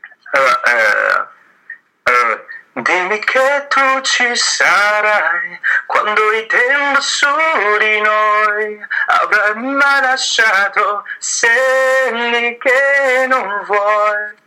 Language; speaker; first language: Italian; non-native, fluent; Chinese